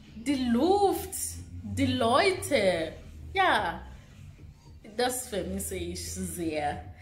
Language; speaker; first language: German; non-native, learner; Shona